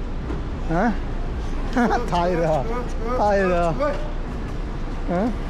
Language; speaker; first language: Chinese; non-native, learner; Bangla